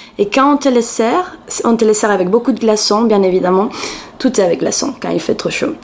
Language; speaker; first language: French; non-native, fluent; Spanish